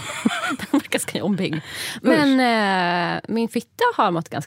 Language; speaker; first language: Swedish; native; Swedish